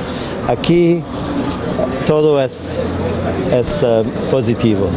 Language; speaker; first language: Spanish; non-native, fluent; English